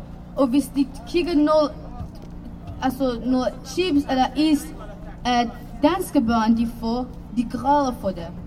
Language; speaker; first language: Danish; non-native, learner; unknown